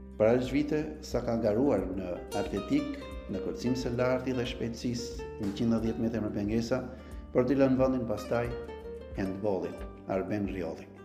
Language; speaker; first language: Albanian; native; Albanian